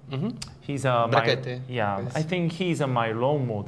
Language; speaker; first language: English; non-native, learner; Korean